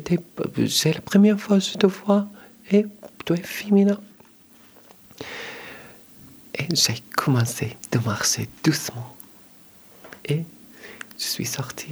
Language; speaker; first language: French; non-native, learner; Arabic